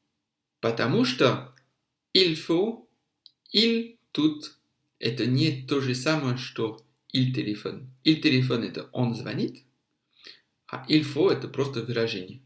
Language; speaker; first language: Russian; non-native, fluent; French